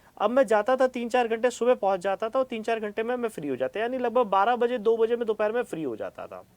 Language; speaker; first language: Hindi; native; Hindi